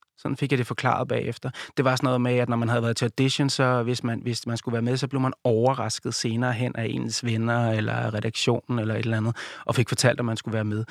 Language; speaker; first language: Danish; native; Danish